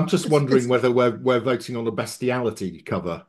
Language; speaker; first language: English; native; English